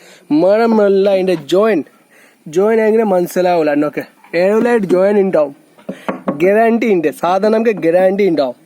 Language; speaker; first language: Malayalam; non-native, learner; Hindi